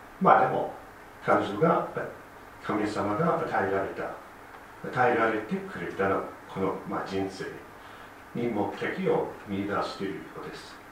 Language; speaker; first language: Japanese; non-native, fluent; English